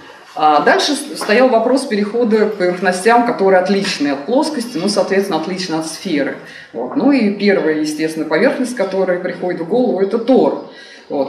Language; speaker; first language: Russian; native; Russian